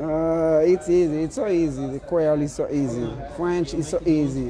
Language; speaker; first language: English; non-native, learner; Haitian Creole